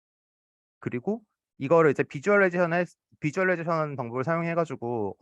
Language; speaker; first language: Korean; native; Korean